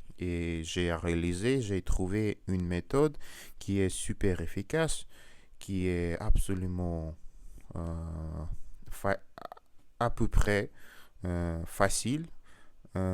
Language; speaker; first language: French; non-native, learner; Russian